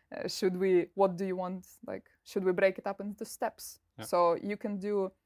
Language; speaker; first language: English; non-native, fluent; Russian